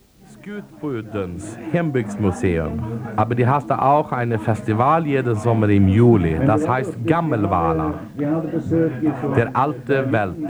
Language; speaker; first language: German; non-native, learner; Swedish